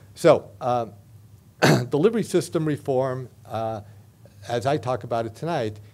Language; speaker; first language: English; native; English